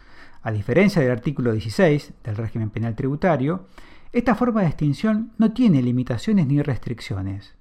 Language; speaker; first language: Spanish; native; Spanish